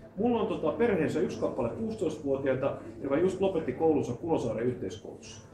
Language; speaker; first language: Finnish; native; Finnish